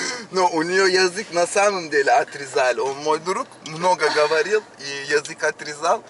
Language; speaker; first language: Russian; non-native, learner; Turkish